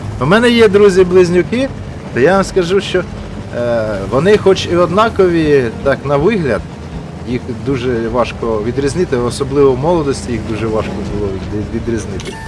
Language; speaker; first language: Ukrainian; native; Ukrainian